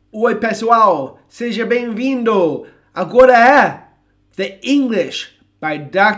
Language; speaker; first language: Portuguese; non-native, fluent; English